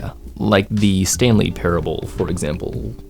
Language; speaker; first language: English; native; English